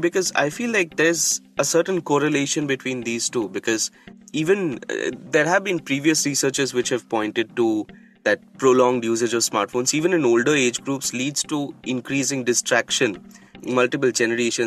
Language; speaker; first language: English; non-native, local second language; Bangla